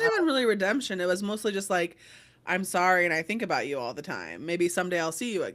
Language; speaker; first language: English; native; English